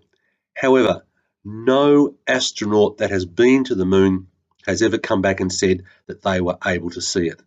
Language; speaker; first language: English; native; English